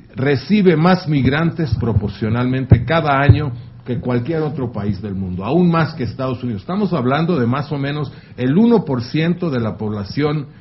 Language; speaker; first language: Spanish; non-native, fluent; French